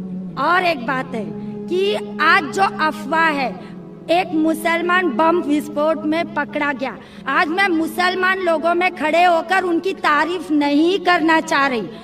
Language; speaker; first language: Hindi; non-native, local second language; Marathi